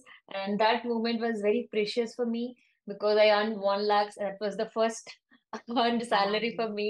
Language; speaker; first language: English; non-native, local second language; Odia